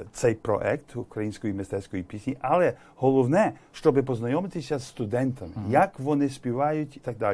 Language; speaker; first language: Ukrainian; early bilingual, heritage; English